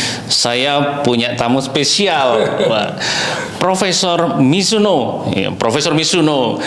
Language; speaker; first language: Indonesian; native; Indonesian